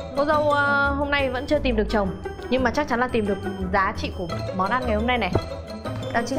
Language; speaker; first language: Vietnamese; native; Vietnamese